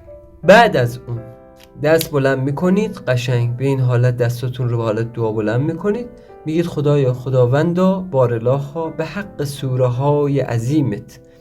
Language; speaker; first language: Persian; native; Persian